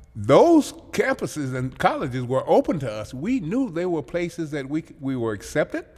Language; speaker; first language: English; native; English